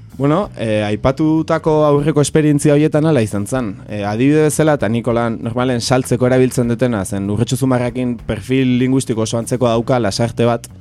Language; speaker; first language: Basque; native; Basque